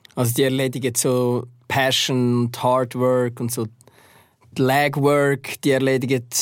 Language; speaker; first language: German; native; German